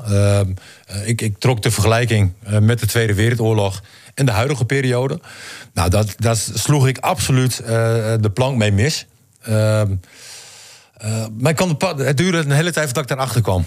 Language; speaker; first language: Dutch; native; Dutch